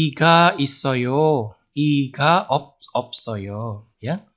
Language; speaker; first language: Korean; non-native, fluent; Indonesian